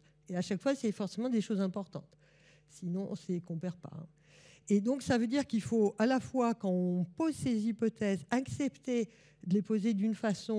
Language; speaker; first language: French; native; French